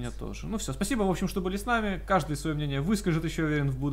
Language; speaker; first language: Russian; native; Russian